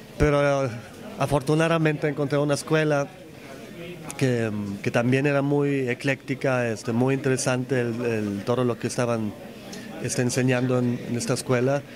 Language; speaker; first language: Spanish; non-native, fluent; Polish